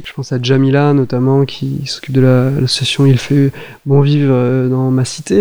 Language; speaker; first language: French; native; French